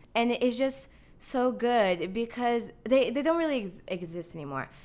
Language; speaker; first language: English; non-native, fluent; Portuguese